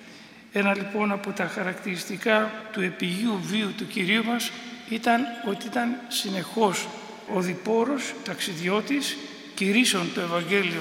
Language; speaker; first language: Greek; native; Greek